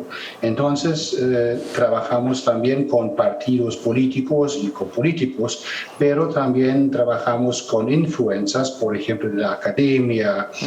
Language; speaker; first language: Spanish; non-native, fluent; German